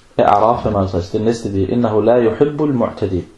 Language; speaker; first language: Danish; non-native, fluent; Arabic